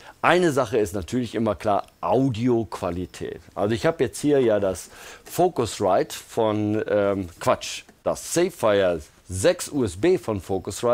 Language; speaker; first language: German; native; German